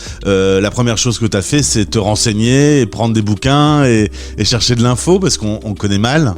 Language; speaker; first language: French; native; French